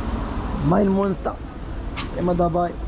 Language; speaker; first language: German; non-native, fluent; Arabic